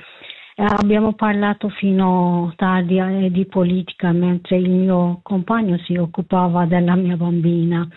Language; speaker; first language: Italian; non-native, fluent; Kurdish